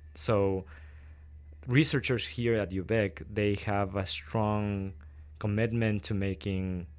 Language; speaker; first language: English; non-native, fluent; Spanish